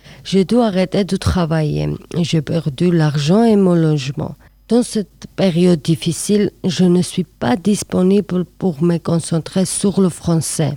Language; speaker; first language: French; non-native, learner; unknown